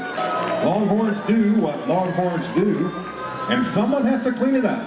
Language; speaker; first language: English; native; English